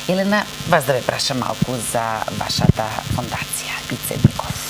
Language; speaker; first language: Macedonian; native; Macedonian